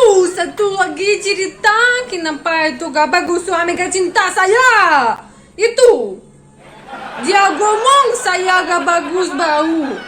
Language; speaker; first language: Indonesian; non-native, learner; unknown